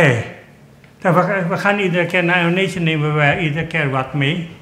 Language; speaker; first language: Dutch; early bilingual, other home language; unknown